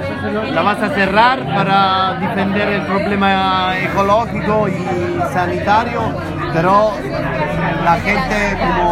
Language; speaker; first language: Spanish; non-native, fluent; Italian